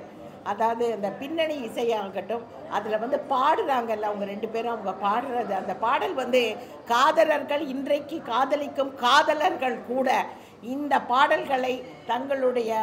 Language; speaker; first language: Tamil; native; Tamil